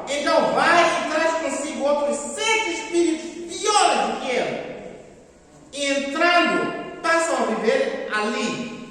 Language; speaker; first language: Portuguese; non-native, local second language; Tsonga